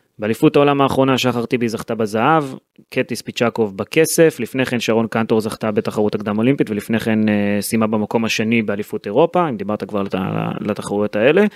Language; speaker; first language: Hebrew; native; Hebrew